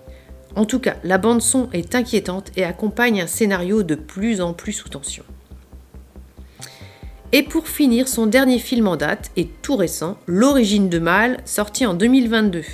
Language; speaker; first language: French; native; French